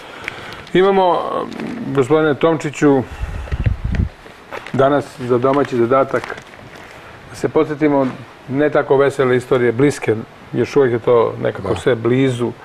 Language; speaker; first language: Croatian; native; Croatian